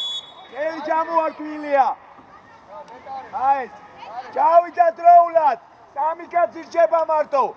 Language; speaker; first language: Georgian; native; Georgian